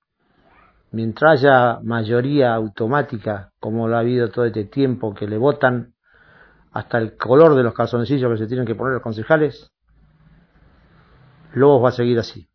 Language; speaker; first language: Spanish; native; Spanish